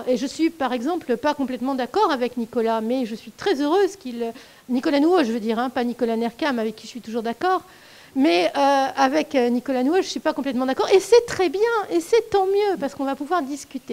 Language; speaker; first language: French; native; French